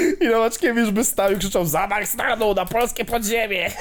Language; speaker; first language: Polish; native; Polish